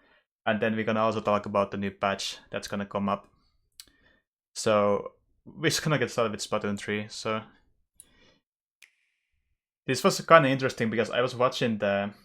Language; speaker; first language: English; non-native, fluent; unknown